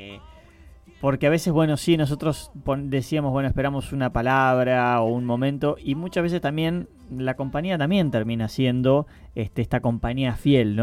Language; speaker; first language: Spanish; native; Spanish